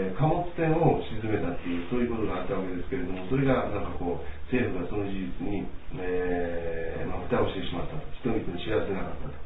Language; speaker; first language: Japanese; native; Japanese